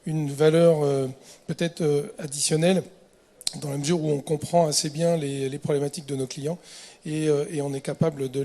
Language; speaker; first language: French; native; French